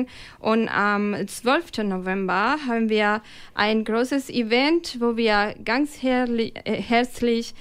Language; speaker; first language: German; non-native, fluent; Spanish